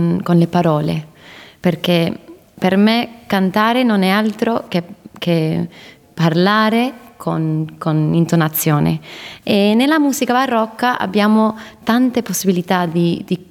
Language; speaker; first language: Italian; non-native, fluent; English